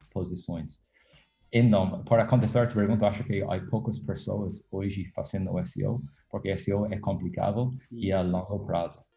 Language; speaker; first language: Portuguese; non-native, fluent; English